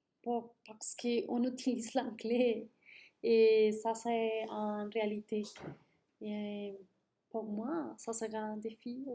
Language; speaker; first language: French; non-native, learner; Spanish